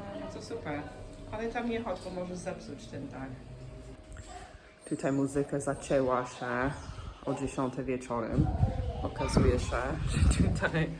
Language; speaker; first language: Polish; non-native, fluent; English